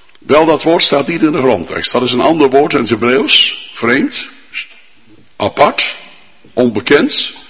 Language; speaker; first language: Dutch; native; Dutch